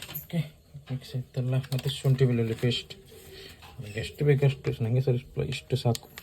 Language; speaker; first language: Kannada; non-native, local second language; Tulu